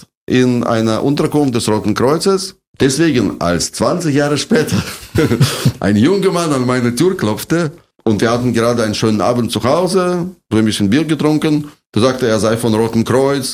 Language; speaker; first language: German; non-native, fluent; Russian